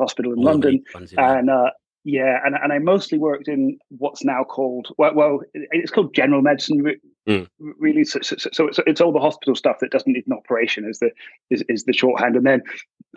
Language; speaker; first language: English; native; English